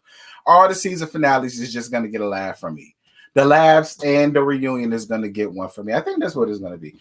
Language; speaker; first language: English; native; English